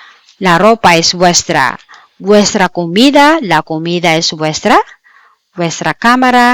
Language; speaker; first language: Spanish; non-native, fluent; Filipino